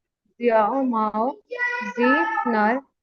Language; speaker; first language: Chinese; non-native, learner; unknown